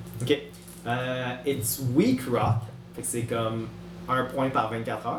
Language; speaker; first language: French; native; French